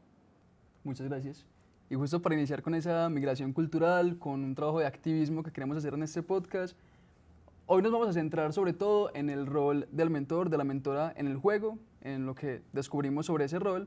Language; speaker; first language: Spanish; native; Spanish